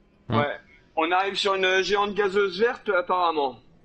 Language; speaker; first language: French; native; French